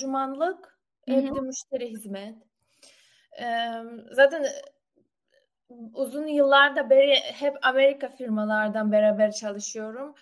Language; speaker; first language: Turkish; non-native, learner; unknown